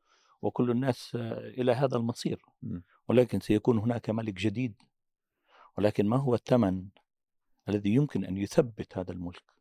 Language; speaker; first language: Arabic; native; Arabic